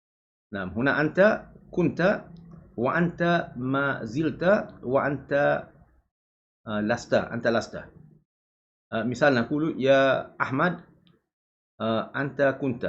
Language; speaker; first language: Arabic; non-native, fluent; Malay